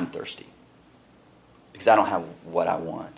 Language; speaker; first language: English; native; English